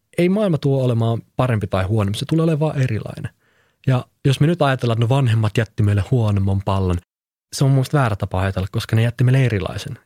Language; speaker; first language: Finnish; native; Finnish